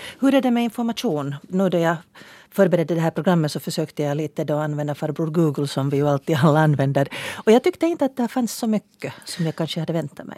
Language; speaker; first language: Swedish; native; Swedish